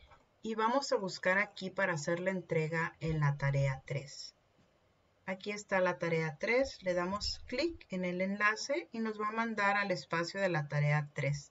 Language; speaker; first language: Spanish; native; Spanish